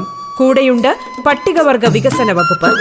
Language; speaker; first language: Malayalam; native; Malayalam